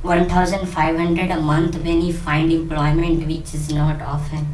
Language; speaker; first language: English; non-native, local second language; Hindi